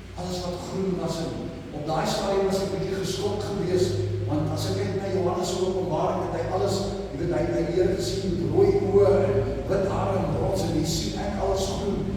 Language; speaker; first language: Afrikaans; non-native, local second language; English